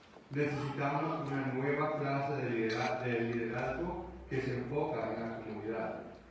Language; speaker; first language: Spanish; early bilingual, heritage; Spanish